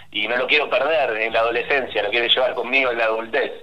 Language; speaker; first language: Spanish; native; Spanish